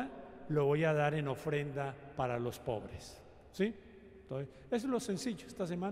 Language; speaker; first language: Spanish; native; Spanish